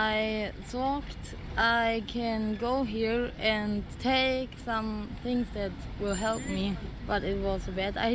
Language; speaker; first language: English; non-native, learner; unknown